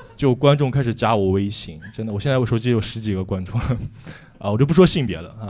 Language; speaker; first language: Chinese; native; Chinese